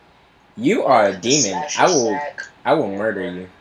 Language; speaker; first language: English; native; English